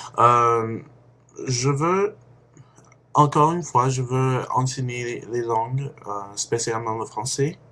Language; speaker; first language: French; non-native, fluent; English